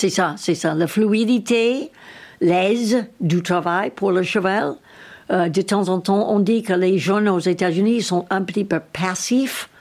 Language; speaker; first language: French; non-native, learner; English